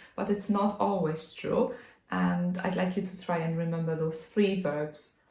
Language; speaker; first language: English; non-native, fluent; Polish